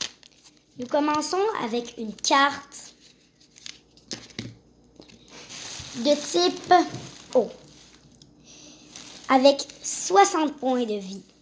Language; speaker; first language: French; native; French